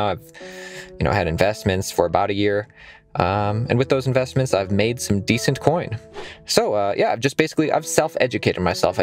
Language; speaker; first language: English; native; English